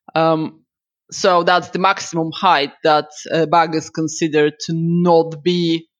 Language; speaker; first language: English; non-native, fluent; Russian